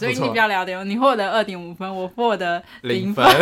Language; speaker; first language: Chinese; native; Chinese